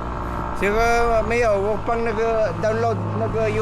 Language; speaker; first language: Chinese; non-native, learner; Filipino